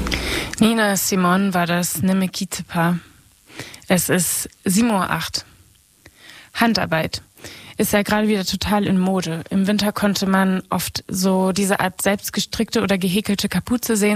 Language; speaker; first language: German; native; German